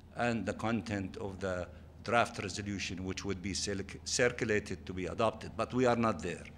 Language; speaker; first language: English; non-native, fluent; Arabic